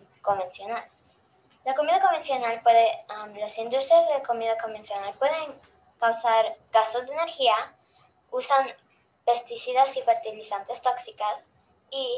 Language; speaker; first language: Spanish; early bilingual, heritage; Spanish